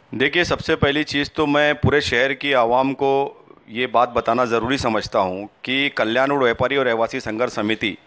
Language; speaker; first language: Hindi; non-native, local second language; Urdu